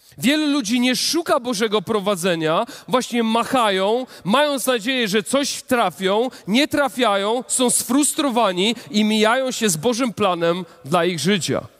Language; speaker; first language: Polish; native; Polish